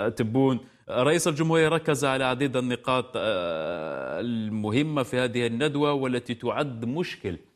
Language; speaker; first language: Arabic; native; Arabic